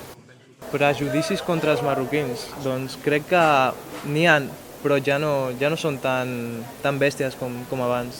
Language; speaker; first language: Catalan; early bilingual, other home language; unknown